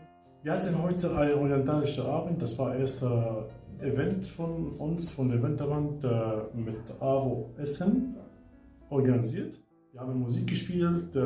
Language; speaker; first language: German; non-native, fluent; Arabic